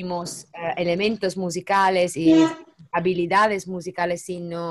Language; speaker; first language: Spanish; non-native, fluent; Italian